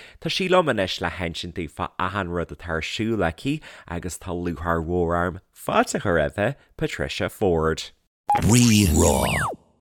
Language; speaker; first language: Irish; native; Irish